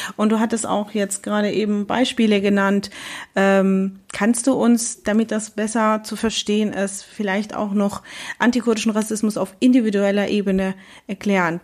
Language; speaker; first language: German; early bilingual, other home language; Kurdish